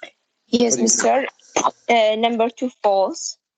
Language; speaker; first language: English; non-native, learner; Central Kurdish